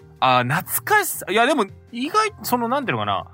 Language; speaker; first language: Japanese; native; Japanese